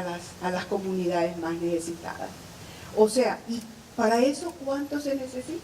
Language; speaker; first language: Spanish; native; Spanish